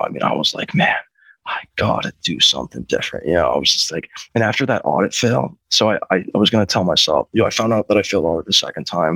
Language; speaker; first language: English; native; English